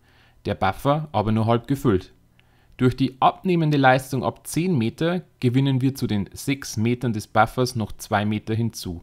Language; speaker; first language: German; native; German